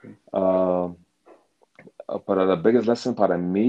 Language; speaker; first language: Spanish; non-native, learner; English